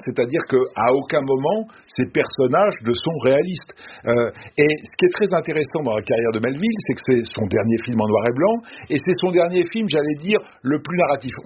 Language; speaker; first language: French; native; French